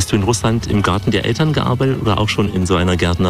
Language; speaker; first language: German; native; German